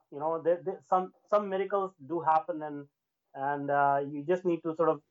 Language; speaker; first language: English; non-native, local second language; Hindi